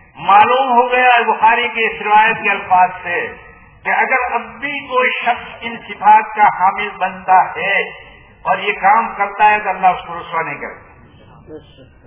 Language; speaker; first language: Urdu; non-native, local second language; Gujarati